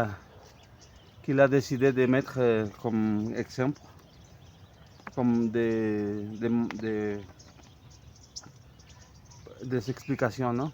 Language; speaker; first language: French; non-native, fluent; Spanish